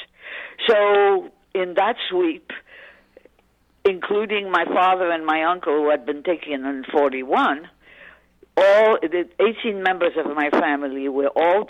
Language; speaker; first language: English; early bilingual, other home language; French